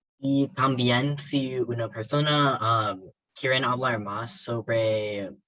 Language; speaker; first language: Spanish; non-native, learner; English